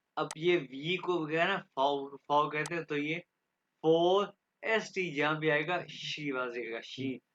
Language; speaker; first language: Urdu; native; Urdu